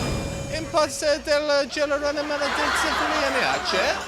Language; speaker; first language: Italian; non-native, learner; English